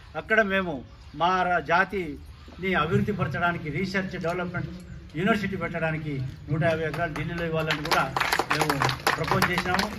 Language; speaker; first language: Telugu; non-native, local second language; Lambadi